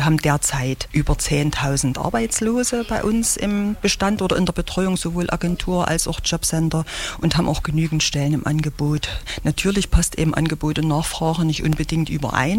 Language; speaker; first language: German; native; German